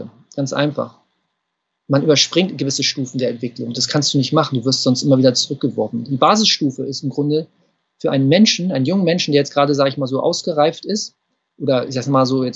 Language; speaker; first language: German; native; German